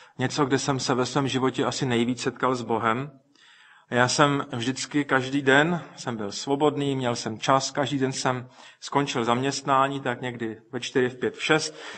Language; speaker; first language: Czech; native; Czech